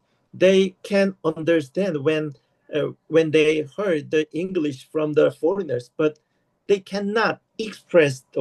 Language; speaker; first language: English; non-native, learner; Korean